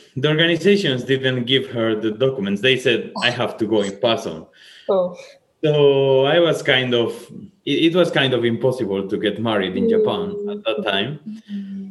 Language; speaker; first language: English; non-native, fluent; Spanish